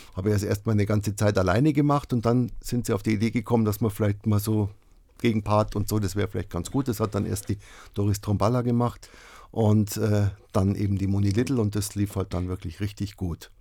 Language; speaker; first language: German; native; German